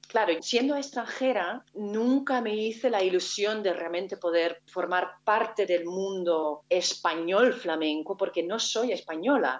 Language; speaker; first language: Spanish; non-native, fluent; Dutch